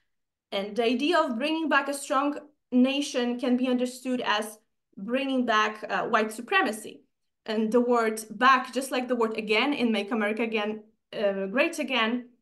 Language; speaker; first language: English; non-native, fluent; Polish